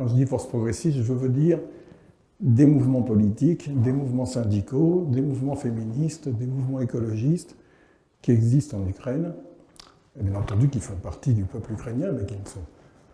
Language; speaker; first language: French; native; French